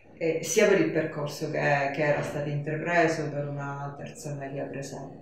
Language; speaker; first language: Italian; native; Italian